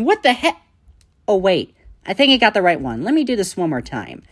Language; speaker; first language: English; native; English